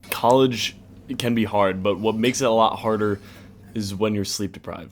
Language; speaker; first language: English; native; English